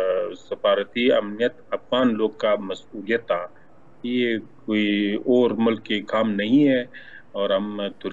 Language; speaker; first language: Hindi; non-native, learner; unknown